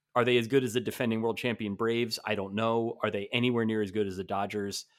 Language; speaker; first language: English; native; English